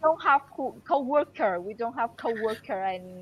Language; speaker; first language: English; non-native, learner; Vietnamese